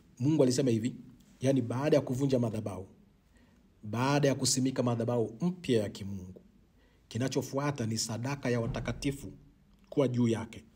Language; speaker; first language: Swahili; native; Swahili